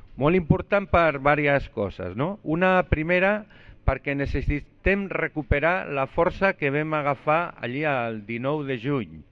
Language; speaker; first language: Catalan; non-native, local second language; Spanish